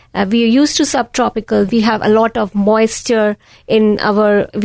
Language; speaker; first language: English; non-native, local second language; Hindi